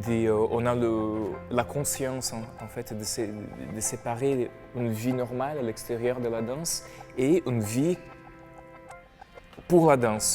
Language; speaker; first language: French; non-native, fluent; Portuguese